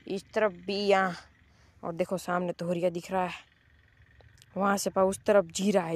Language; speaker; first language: Hindi; non-native, local second language; Gujarati